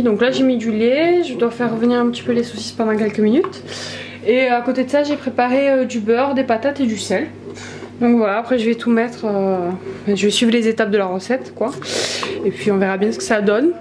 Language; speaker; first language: French; native; French